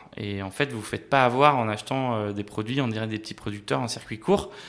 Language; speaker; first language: French; native; French